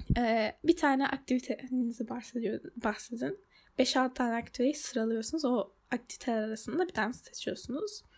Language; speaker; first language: Turkish; early bilingual, heritage; Turkish